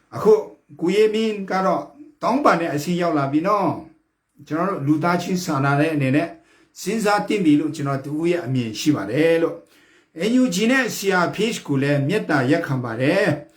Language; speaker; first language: Burmese; non-native, local second language; Kachin